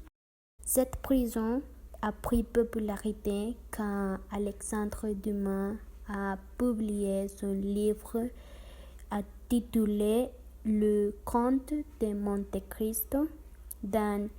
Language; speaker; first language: French; non-native, learner; Spanish